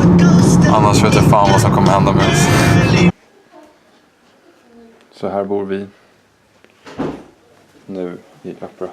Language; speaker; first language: Swedish; native; Swedish